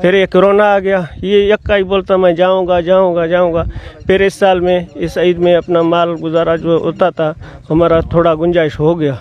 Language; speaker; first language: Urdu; non-native, local second language; Baluchi